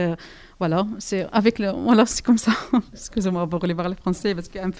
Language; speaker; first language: French; non-native, learner; Arabic